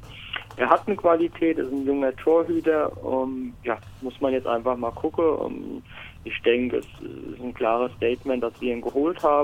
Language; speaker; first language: German; native; German